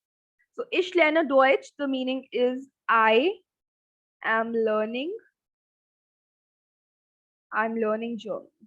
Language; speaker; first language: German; non-native, fluent; Hindi